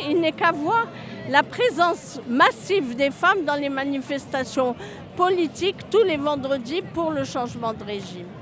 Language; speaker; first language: French; non-native, local second language; Arabic